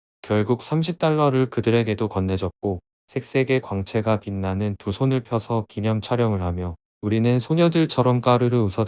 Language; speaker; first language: Korean; native; Korean